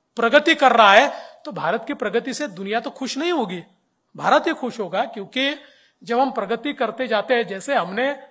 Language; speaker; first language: Hindi; non-native, local second language; Marathi